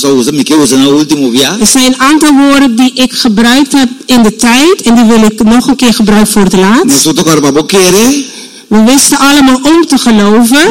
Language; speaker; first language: Dutch; non-native, local second language; Papiamento